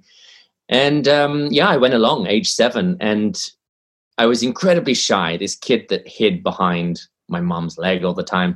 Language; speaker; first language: English; native; English